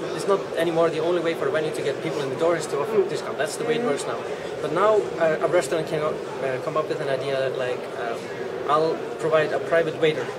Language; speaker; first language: English; non-native, fluent; Icelandic